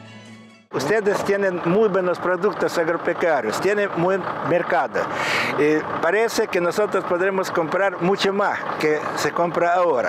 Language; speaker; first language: Spanish; non-native, fluent; Russian